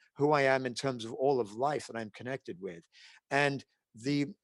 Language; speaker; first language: English; native; English